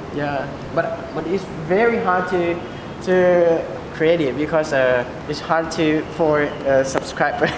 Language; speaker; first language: English; non-native, learner; Lao